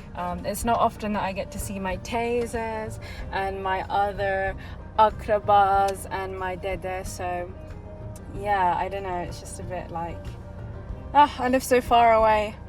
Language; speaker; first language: English; early bilingual, other home language; Turkish